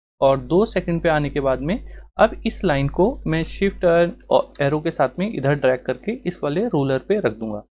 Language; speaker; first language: Hindi; native; Hindi